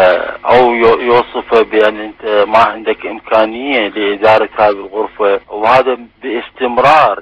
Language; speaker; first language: Arabic; native; Arabic